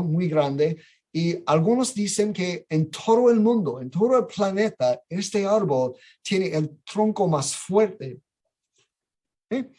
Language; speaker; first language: Spanish; non-native, fluent; English